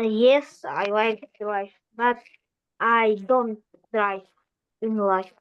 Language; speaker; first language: English; non-native, learner; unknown